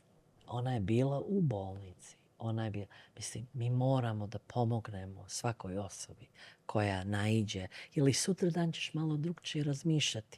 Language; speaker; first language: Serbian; early bilingual, other home language; Bosnian